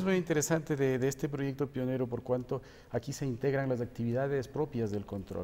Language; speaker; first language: Spanish; native; Spanish